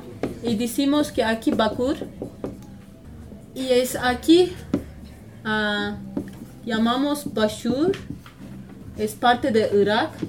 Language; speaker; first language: Spanish; non-native, learner; Kurdish